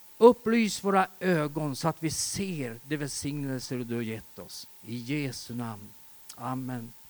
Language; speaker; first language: Swedish; native; Swedish